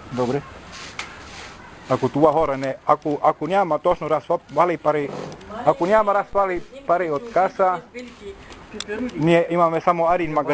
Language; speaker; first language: Bulgarian; non-native, learner; Finnish